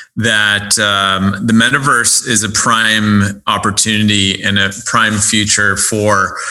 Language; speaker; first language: English; native; English